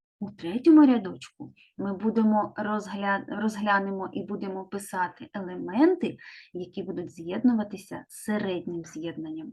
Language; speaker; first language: Ukrainian; native; Ukrainian